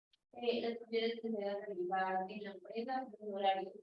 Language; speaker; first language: Spanish; native; Spanish